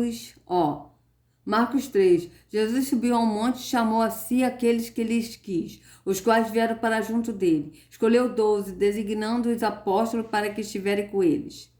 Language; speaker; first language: Portuguese; native; Portuguese